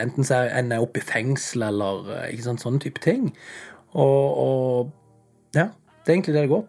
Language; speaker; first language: Norwegian; native; Norwegian